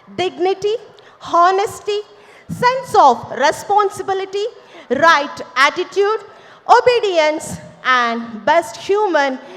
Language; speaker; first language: English; non-native, local second language; Kannada